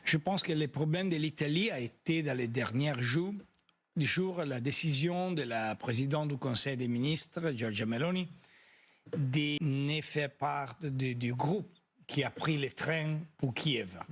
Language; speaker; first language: French; non-native, fluent; Italian